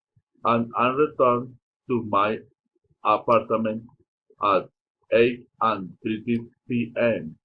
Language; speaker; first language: English; non-native, learner; Spanish